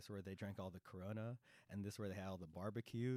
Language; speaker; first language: English; native; English